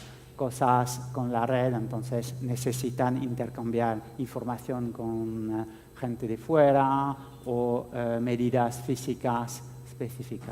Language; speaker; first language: Spanish; non-native, fluent; French